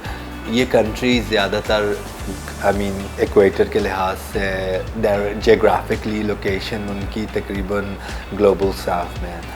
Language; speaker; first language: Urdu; early bilingual, heritage; Urdu